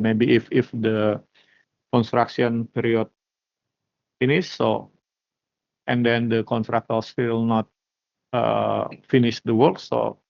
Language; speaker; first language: English; non-native, learner; Indonesian